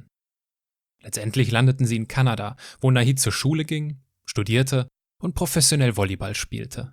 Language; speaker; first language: German; native; German